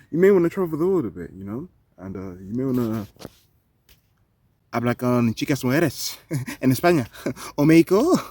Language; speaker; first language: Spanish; non-native, learner; English